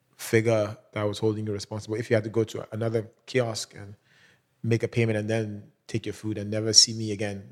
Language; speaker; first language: English; non-native, local second language; Yoruba